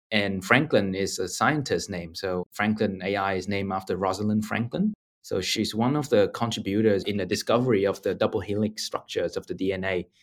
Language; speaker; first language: English; non-native, fluent; Vietnamese